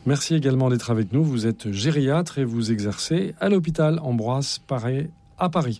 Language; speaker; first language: French; native; French